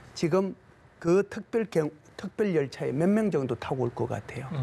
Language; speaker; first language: Korean; native; Korean